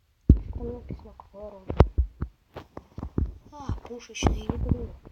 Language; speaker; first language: Russian; native; Russian